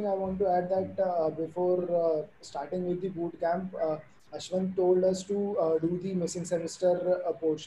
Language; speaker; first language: English; non-native, local second language; Hindi